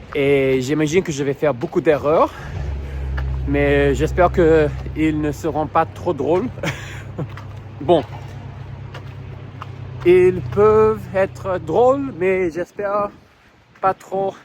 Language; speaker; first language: French; non-native, fluent; English